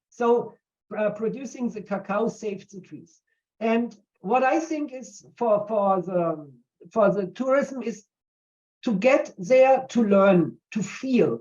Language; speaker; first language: English; non-native, fluent; German